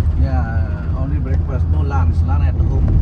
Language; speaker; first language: English; non-native, learner; Balinese